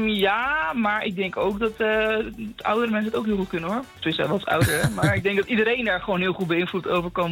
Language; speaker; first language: Dutch; native; Dutch